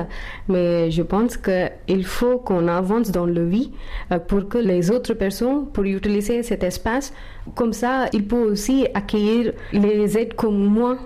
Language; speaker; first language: French; non-native, learner; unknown